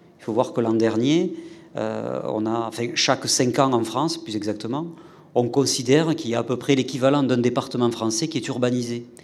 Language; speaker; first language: French; native; French